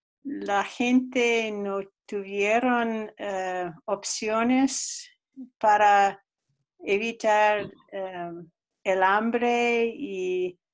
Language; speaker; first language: Spanish; non-native, fluent; English